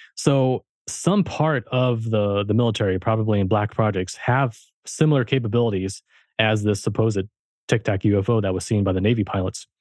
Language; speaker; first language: English; early bilingual, heritage; German